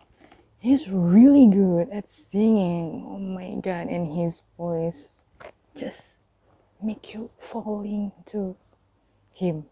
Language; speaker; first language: English; non-native, learner; Indonesian